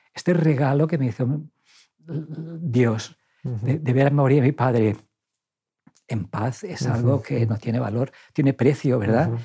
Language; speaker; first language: Spanish; native; Spanish